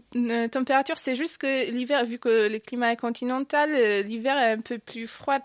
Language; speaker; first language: French; non-native, fluent; Polish